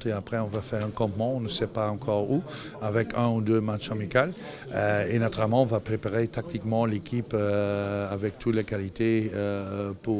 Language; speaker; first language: French; non-native, local second language; Dutch